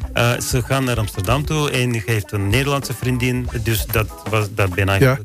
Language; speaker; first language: Dutch; non-native, fluent; Bulgarian